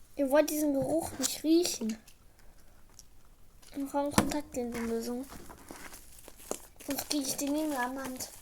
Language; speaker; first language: German; native; German